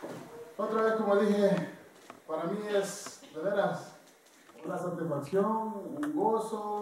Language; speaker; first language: Spanish; non-native, fluent; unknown